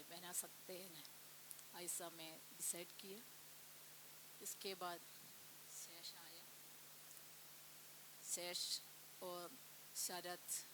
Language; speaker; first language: Hindi; non-native, local second language; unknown